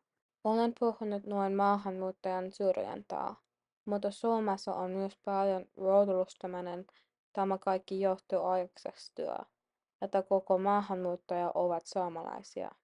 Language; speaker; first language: Finnish; non-native, learner; English